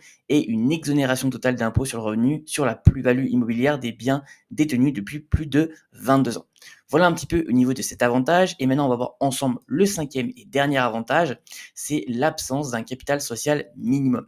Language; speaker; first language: French; native; French